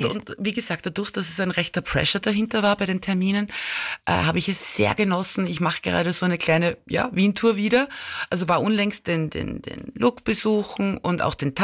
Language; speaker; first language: German; native; German